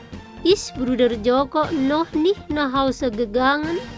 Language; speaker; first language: German; non-native, fluent; Indonesian